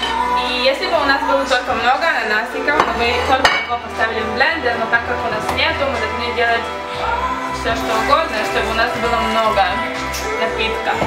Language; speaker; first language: Russian; early bilingual, heritage; Russian